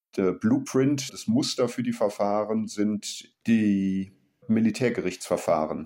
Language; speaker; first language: German; native; German